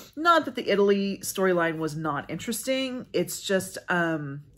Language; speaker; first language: English; native; English